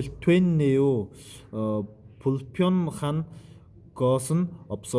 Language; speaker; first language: Korean; non-native, fluent; Mongolian